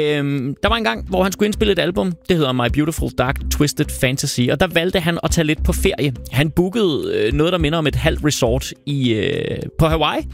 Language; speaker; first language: Danish; native; Danish